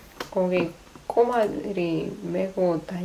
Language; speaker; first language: Korean; non-native, fluent; Russian